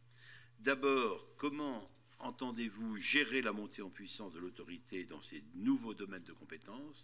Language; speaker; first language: French; native; French